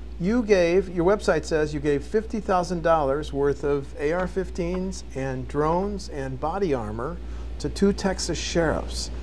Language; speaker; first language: English; native; English